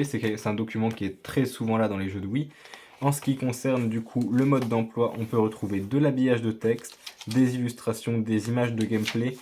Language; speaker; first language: French; native; French